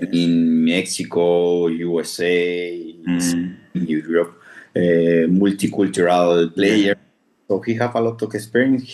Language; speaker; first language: English; non-native, fluent; Spanish